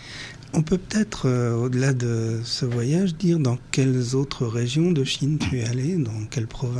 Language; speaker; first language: French; native; French